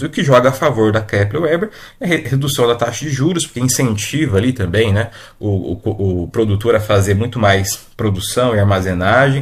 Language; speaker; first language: Portuguese; native; Portuguese